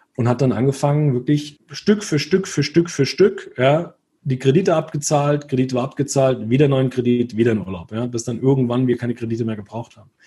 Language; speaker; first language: German; early bilingual, other home language; Italian